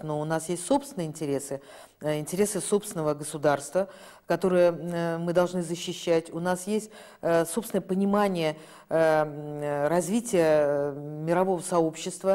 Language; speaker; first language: Russian; native; Russian